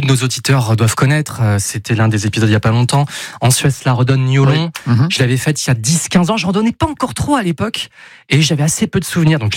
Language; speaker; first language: French; native; French